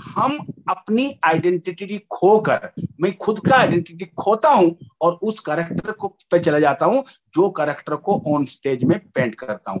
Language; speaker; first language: Hindi; native; Hindi